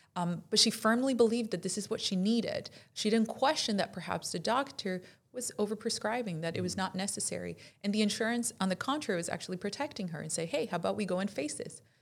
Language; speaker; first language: English; non-native, fluent; Spanish